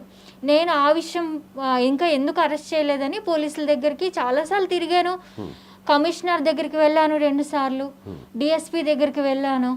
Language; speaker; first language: Telugu; native; Telugu